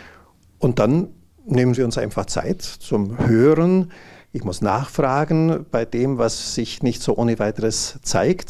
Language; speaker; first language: German; native; German